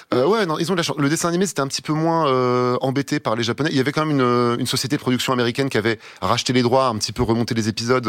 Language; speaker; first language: French; native; French